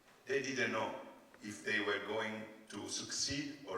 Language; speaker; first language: English; non-native, learner; Italian